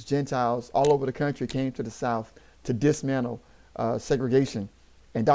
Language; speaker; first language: English; native; English